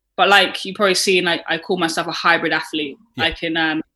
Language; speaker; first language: English; native; English